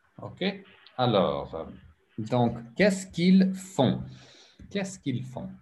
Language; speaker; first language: French; non-native, learner; English